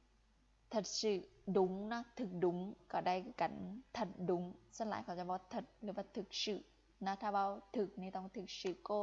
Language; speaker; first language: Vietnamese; non-native, fluent; Lao